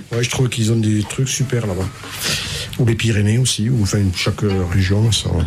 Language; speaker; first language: French; native; French